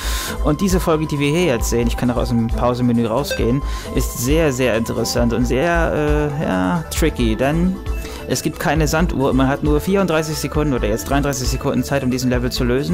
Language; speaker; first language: German; native; German